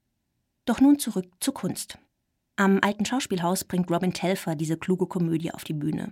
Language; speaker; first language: German; native; German